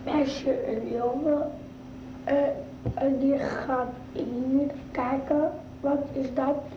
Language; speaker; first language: Dutch; early bilingual, other home language; Arabic